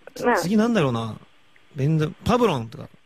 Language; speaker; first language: Japanese; native; Japanese